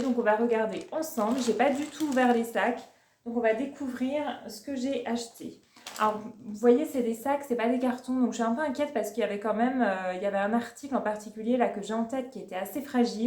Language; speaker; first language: French; native; French